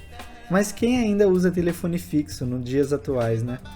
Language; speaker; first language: Portuguese; native; Portuguese